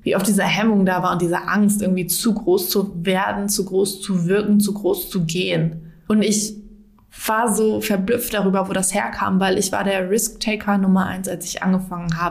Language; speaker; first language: German; native; German